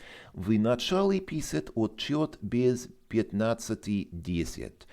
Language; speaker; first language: Russian; non-native, fluent; English